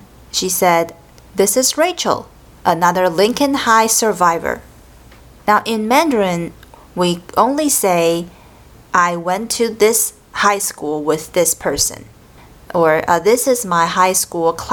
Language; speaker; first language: English; non-native, fluent; Chinese